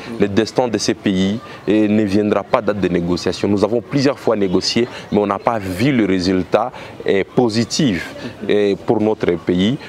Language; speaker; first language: French; non-native, local second language; Swahili